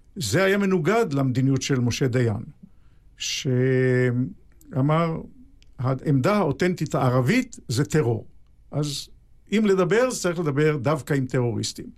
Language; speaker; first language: Hebrew; native; Hebrew